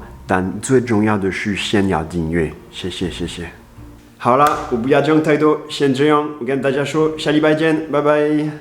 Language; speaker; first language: Chinese; non-native, fluent; French